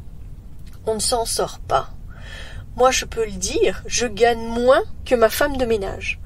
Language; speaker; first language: French; native; French